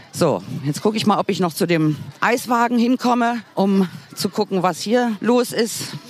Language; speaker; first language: German; native; German